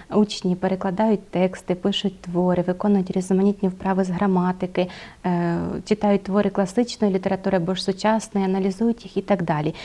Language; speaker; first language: Ukrainian; native; Ukrainian